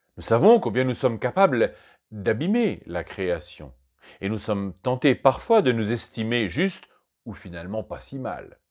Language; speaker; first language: French; native; French